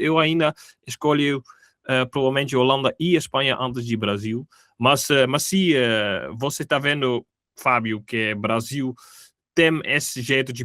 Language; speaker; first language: Portuguese; non-native, fluent; Dutch